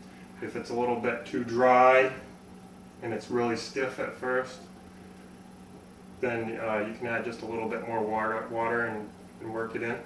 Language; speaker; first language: English; native; English